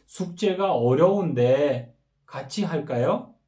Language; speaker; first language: Korean; non-native, fluent; Kyrgyz